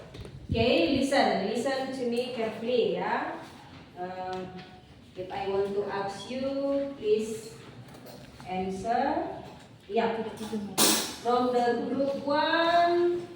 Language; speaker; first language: English; non-native, learner; Indonesian